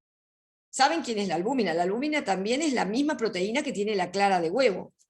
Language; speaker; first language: Spanish; native; Spanish